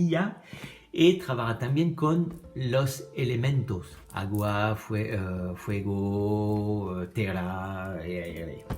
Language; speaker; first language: Spanish; non-native, learner; French